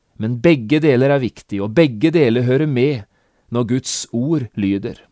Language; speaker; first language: Norwegian; native; Norwegian